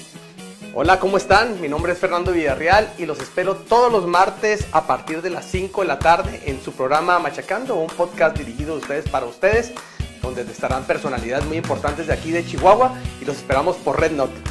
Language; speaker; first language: Spanish; native; Spanish